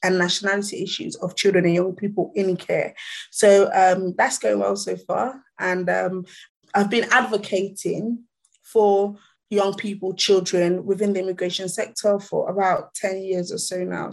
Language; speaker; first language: English; non-native, local second language; Krio